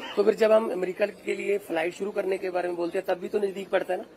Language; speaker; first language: Hindi; non-native, local second language; Punjabi